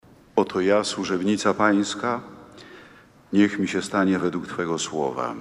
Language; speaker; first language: Polish; native; Polish